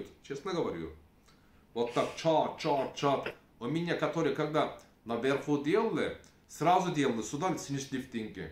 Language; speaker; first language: Russian; non-native, learner; Turkish